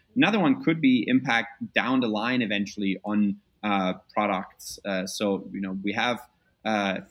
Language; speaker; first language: English; non-native, fluent; German